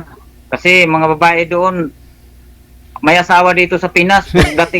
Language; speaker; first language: Filipino; non-native, local second language; Cebuano